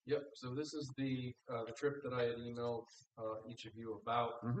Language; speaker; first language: English; native; English